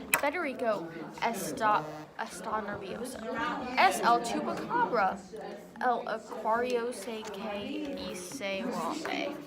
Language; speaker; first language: Spanish; non-native, learner; English